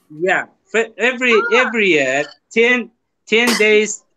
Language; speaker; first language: English; non-native, learner; Kurdish